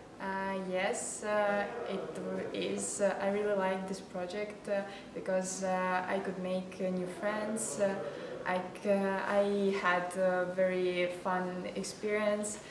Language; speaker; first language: English; non-native, learner; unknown